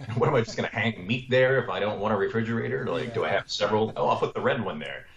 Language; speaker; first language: English; native; English